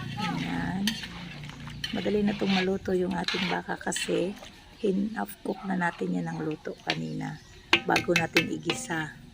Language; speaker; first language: Filipino; non-native, local second language; Cebuano